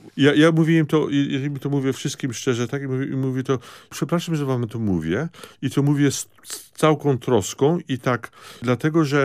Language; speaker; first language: Polish; early bilingual, heritage; Polish